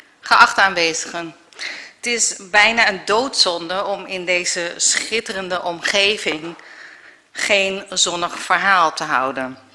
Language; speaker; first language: Dutch; native; Dutch